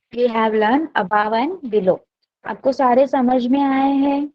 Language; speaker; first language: Hindi; non-native, local second language; Marathi